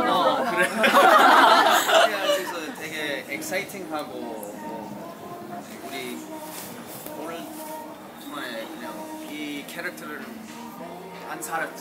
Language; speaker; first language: Korean; early bilingual, heritage; English